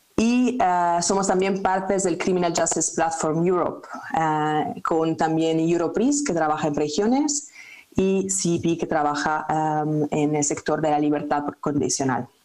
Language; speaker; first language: Spanish; non-native, fluent; Italian